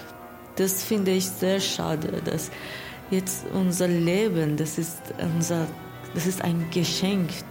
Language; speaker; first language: German; non-native, learner; Persian